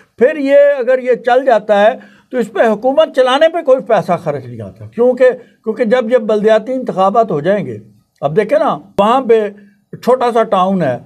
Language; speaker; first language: Urdu; non-native, local second language; Punjabi